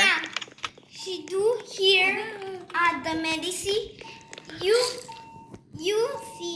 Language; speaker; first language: English; non-native, learner; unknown